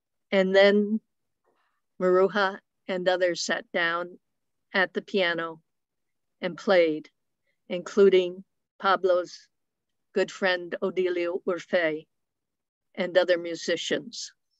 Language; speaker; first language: English; native; English